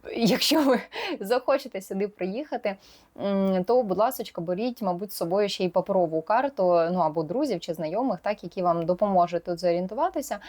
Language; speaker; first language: Ukrainian; non-native, local second language; Russian